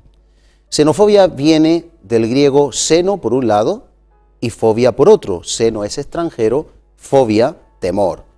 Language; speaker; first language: Spanish; native; Spanish